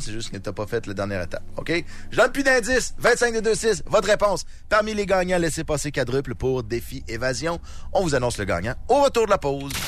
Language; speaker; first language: French; native; French